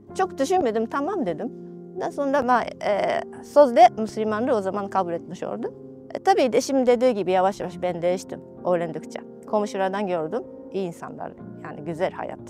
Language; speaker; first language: Turkish; non-native, fluent; Japanese